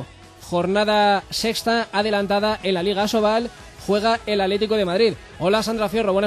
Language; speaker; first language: Spanish; native; Spanish